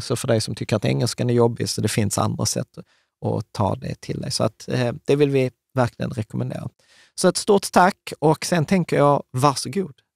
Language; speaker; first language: Swedish; native; Swedish